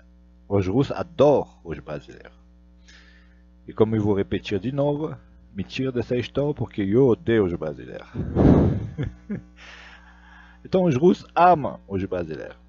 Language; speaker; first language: Portuguese; non-native, fluent; Russian